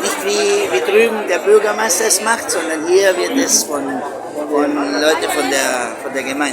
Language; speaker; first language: German; early bilingual, heritage; Spanish